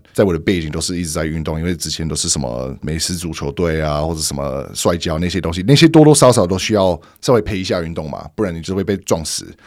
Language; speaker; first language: Chinese; non-native, fluent; English